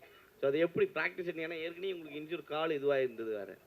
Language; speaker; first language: Tamil; native; Tamil